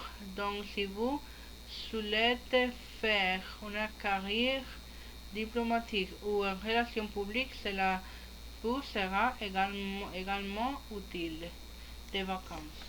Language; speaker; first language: French; non-native, learner; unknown